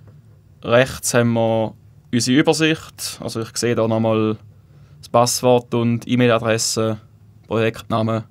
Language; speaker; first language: German; native; German